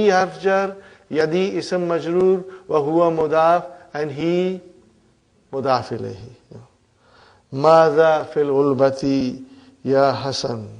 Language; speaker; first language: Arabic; non-native, fluent; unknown